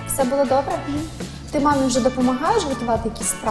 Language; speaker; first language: Ukrainian; native; Ukrainian